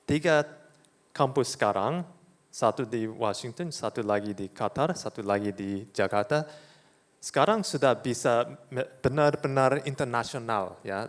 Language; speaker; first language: Indonesian; non-native, fluent; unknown